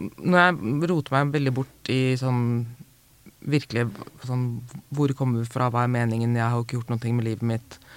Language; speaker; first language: Norwegian; native; Norwegian